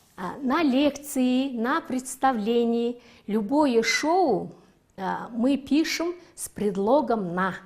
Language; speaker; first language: Russian; non-native, fluent; Mongolian